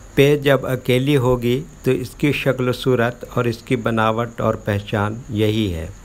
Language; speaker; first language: Hindi; native; Hindi